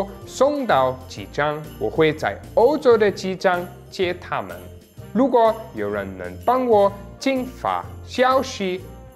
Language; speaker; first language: Chinese; non-native, fluent; German